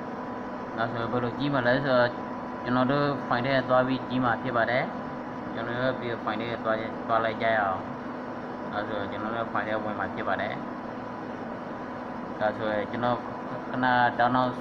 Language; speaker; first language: Burmese; native; Burmese